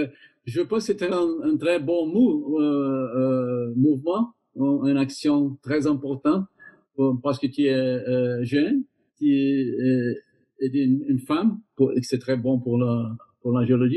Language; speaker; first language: French; non-native, learner; Portuguese